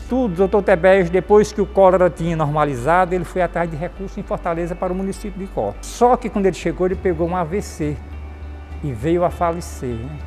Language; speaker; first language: Portuguese; native; Portuguese